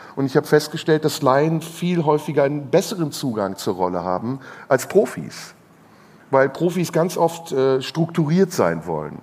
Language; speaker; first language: German; non-native, fluent; Turkish